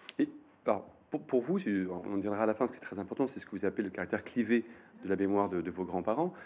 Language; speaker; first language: French; native; French